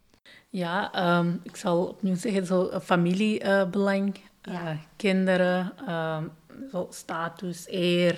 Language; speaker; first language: Dutch; non-native, fluent; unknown